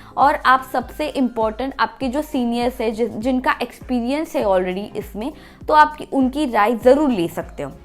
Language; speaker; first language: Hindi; non-native, local second language; Marathi